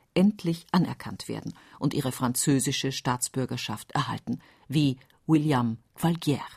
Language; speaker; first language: German; native; German